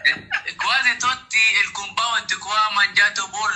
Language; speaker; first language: Italian; non-native, learner; Arabic